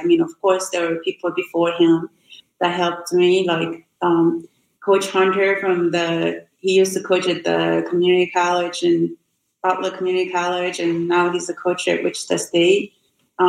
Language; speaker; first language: English; non-native, fluent; Rundi